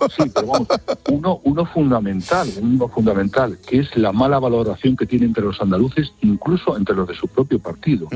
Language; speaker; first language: Spanish; native; Spanish